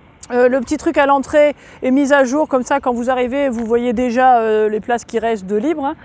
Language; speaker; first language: French; native; French